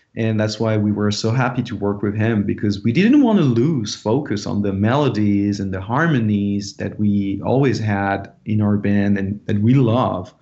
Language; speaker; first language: English; non-native, fluent; French